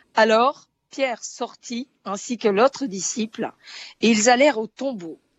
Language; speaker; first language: French; native; French